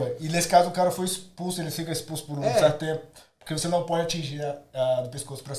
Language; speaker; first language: Portuguese; native; Portuguese